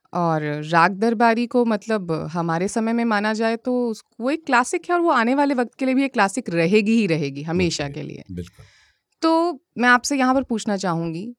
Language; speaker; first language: Hindi; native; Hindi